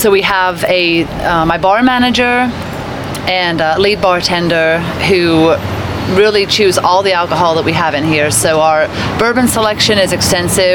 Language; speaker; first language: English; native; English